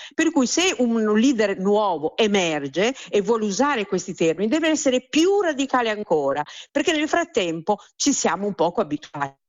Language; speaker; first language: Italian; native; Italian